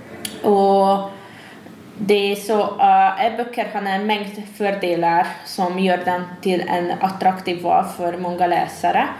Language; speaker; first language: Swedish; non-native, fluent; Hungarian